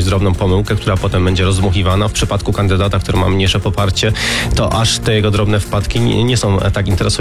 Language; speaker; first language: Polish; native; Polish